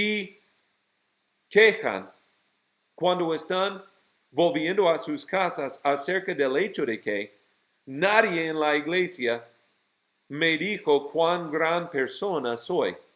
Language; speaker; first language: Spanish; non-native, fluent; English